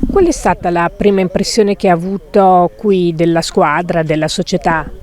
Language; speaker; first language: Italian; native; Italian